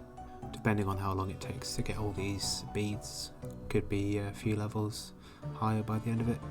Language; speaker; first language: English; native; English